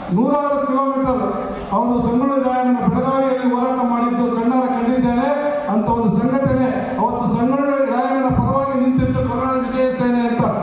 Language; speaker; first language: Kannada; native; Kannada